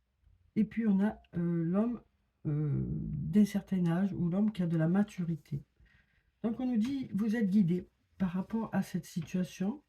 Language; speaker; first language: French; native; French